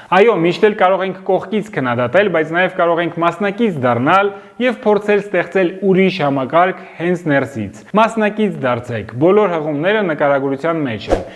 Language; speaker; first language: Armenian; native; Armenian